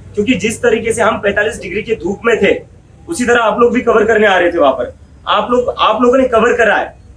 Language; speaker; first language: Hindi; non-native, local second language; Marathi